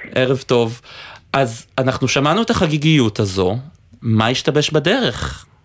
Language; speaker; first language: Hebrew; native; Hebrew